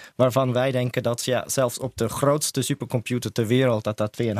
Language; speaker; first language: Dutch; non-native, fluent; Swiss German